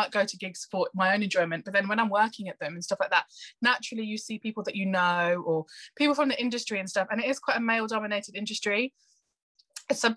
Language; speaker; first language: English; native; English